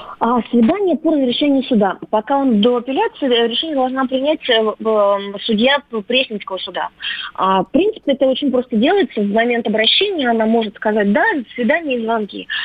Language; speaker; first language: Russian; native; Russian